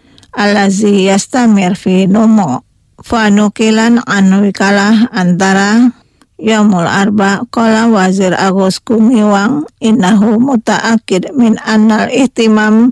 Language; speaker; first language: Arabic; non-native, fluent; Indonesian